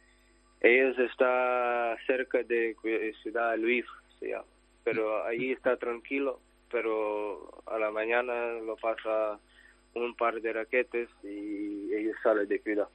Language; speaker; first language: Spanish; non-native, learner; Ukrainian